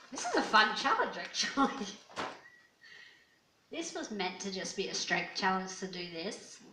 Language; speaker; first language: English; native; English